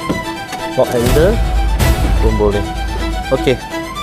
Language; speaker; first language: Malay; non-native, learner; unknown